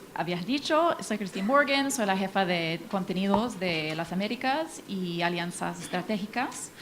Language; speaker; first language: Spanish; non-native, fluent; English